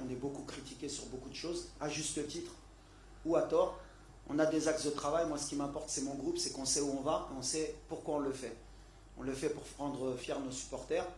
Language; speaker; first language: French; native; French